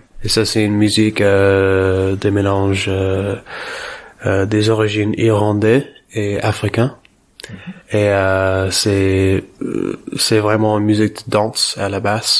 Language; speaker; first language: French; non-native, learner; English